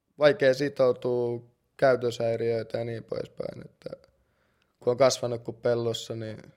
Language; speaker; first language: Finnish; early bilingual, other home language; Russian